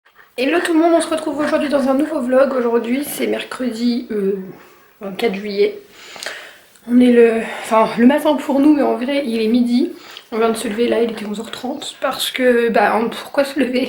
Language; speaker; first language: French; native; French